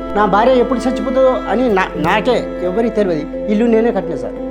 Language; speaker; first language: Telugu; non-native, local second language; Lambadi